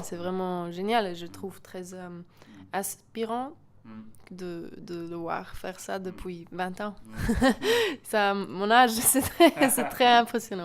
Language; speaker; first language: French; non-native, local second language; German